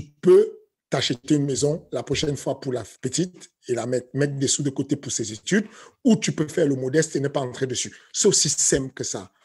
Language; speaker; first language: French; native; French